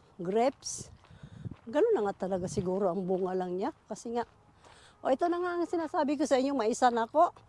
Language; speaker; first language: Filipino; non-native, local second language; Cebuano